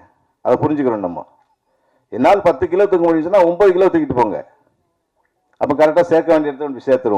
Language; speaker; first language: Tamil; native; Tamil